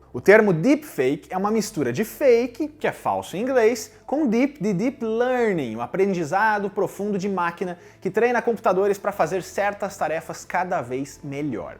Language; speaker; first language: Portuguese; native; Portuguese